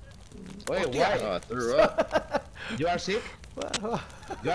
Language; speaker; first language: English; non-native, learner; Spanish